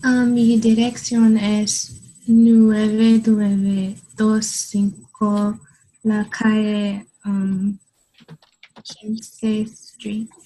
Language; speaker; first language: Spanish; non-native, learner; English